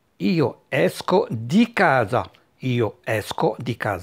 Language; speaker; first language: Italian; non-native, fluent; Arabic